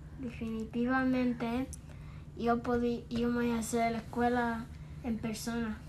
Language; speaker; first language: Spanish; early bilingual, heritage; Spanish